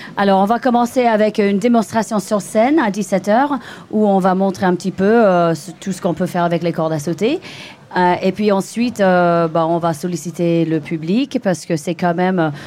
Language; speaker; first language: French; non-native, fluent; English